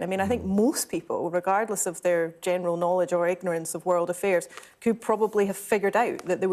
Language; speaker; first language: English; native; English